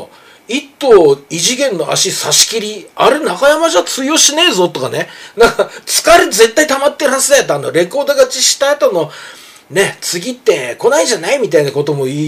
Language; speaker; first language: Japanese; native; Japanese